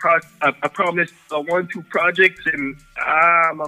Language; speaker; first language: English; native; English